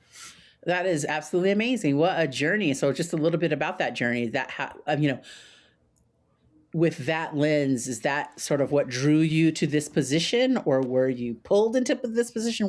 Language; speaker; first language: English; native; English